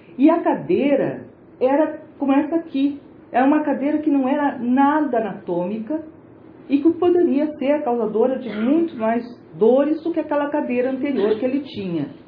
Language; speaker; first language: Portuguese; native; Portuguese